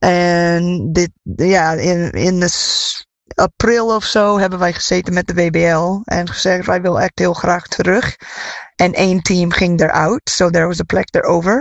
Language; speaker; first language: Dutch; non-native, fluent; English